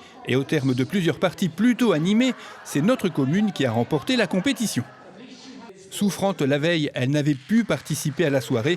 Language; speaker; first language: French; native; French